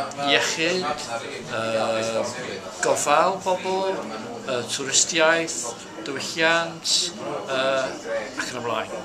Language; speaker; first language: Welsh; non-native, fluent; English